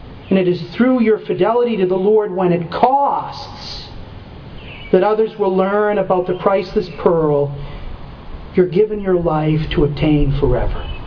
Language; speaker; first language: English; native; English